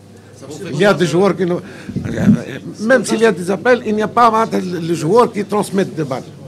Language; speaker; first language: French; non-native, local second language; Arabic